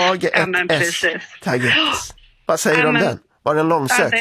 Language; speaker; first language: Swedish; native; Swedish